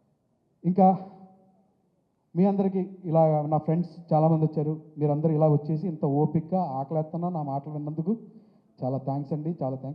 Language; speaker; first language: Telugu; native; Telugu